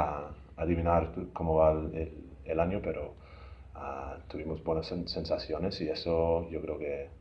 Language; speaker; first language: Spanish; non-native, fluent; English